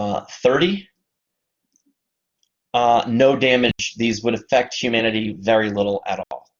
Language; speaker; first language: English; native; English